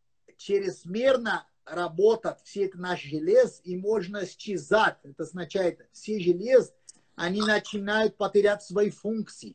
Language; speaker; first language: Russian; non-native, learner; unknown